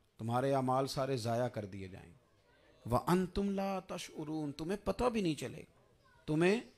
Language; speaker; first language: Urdu; non-native, local second language; Punjabi